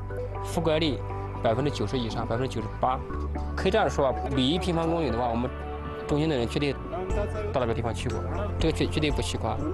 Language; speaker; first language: Chinese; native; Chinese